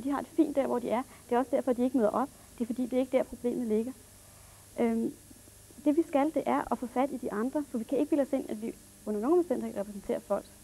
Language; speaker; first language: Danish; native; Danish